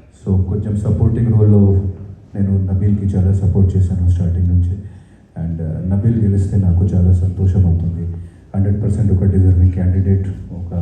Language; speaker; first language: Telugu; non-native, fluent; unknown